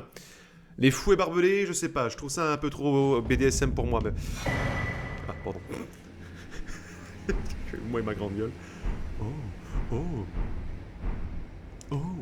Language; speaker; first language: French; native; French